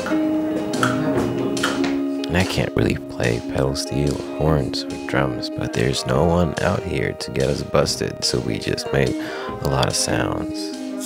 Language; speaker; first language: English; non-native, fluent; Swedish